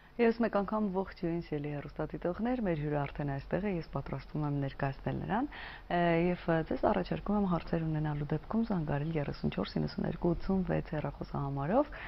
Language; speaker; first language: Armenian; native; Armenian